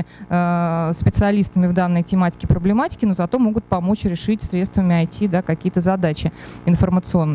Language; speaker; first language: Russian; native; Russian